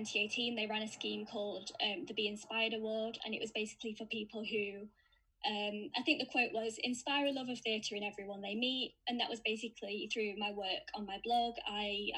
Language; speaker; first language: English; native; English